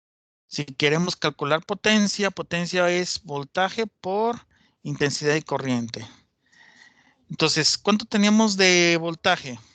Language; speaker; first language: Spanish; native; Spanish